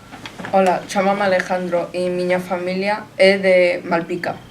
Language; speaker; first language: Galician; early bilingual, heritage; Galician